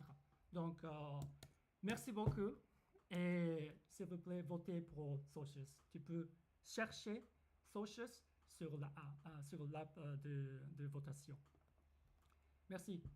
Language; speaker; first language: French; non-native, fluent; Japanese